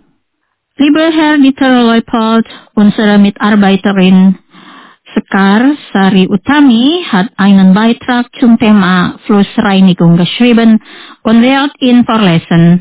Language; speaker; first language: German; non-native, fluent; Indonesian